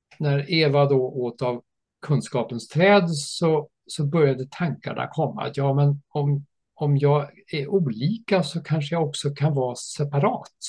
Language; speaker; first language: Swedish; early bilingual, other home language; English